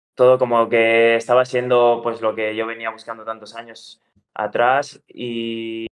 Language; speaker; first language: Spanish; native; Spanish